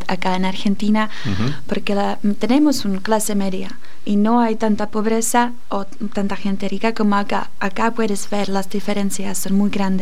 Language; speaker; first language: Spanish; non-native, fluent; Czech